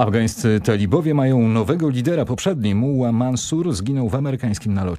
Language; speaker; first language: Polish; native; Polish